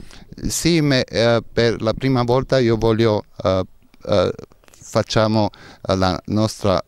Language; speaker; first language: Italian; non-native, learner; Hungarian